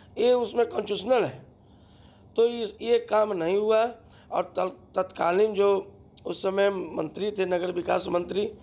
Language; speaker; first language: Hindi; native; Hindi